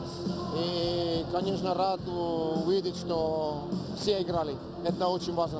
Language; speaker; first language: Russian; non-native, learner; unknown